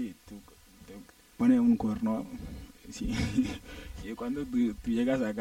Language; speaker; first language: Spanish; non-native, learner; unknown